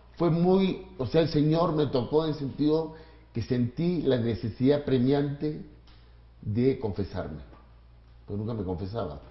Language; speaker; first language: Spanish; native; Spanish